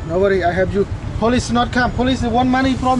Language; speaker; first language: English; non-native, learner; Khmer